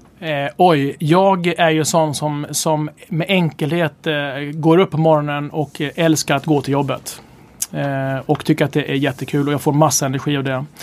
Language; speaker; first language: Swedish; native; Swedish